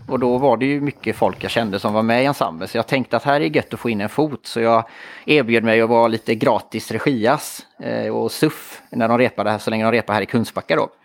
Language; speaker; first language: Swedish; native; Swedish